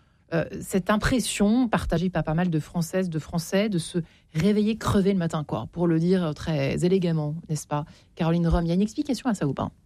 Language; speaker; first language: French; native; French